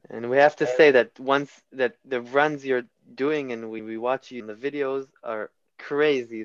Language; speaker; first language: English; non-native, fluent; Hebrew